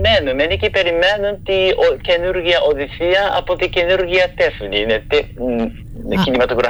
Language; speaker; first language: Greek; non-native, fluent; Japanese